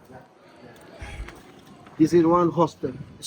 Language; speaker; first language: English; non-native, learner; Portuguese